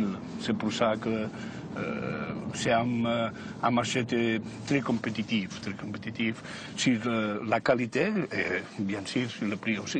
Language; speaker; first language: French; non-native, fluent; Spanish